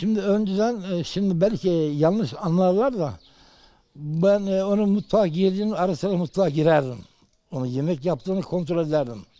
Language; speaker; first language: Turkish; native; Turkish